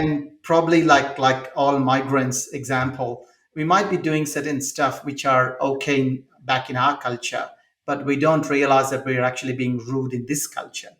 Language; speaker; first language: English; non-native, local second language; Telugu